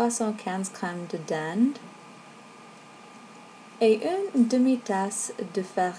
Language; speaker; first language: French; non-native, learner; English